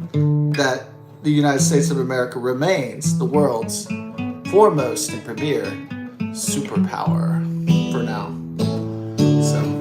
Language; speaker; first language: English; native; English